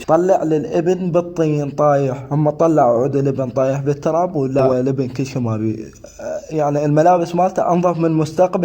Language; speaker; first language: Arabic; native; Arabic